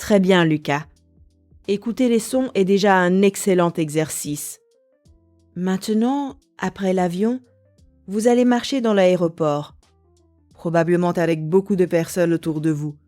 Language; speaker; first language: French; native; French